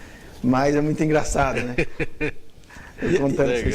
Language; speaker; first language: Portuguese; native; Portuguese